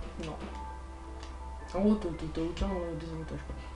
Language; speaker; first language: French; native; French